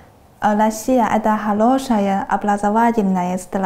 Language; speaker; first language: Russian; non-native, learner; Chinese